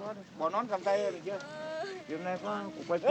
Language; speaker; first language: Vietnamese; native; Vietnamese